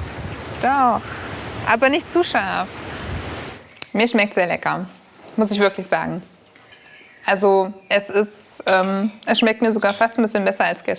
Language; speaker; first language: German; native; German